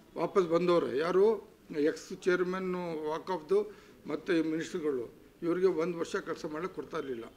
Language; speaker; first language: Kannada; non-native, local second language; Urdu